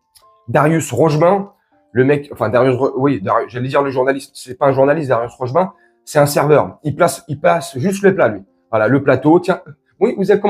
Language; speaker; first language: French; native; French